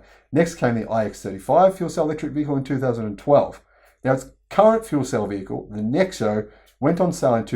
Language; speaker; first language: English; native; English